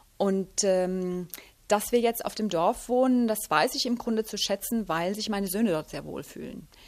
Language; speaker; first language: German; native; German